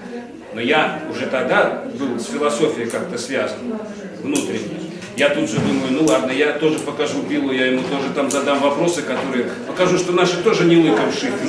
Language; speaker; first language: Russian; native; Russian